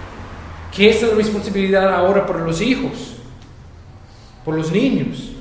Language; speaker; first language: Spanish; non-native, fluent; English